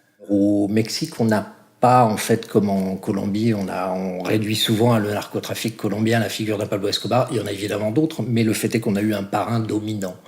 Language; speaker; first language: French; native; French